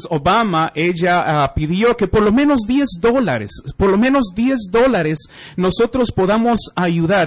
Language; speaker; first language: Spanish; native; Spanish